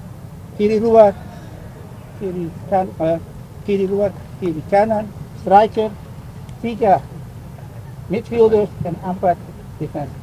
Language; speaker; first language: Indonesian; early bilingual, heritage; Indonesian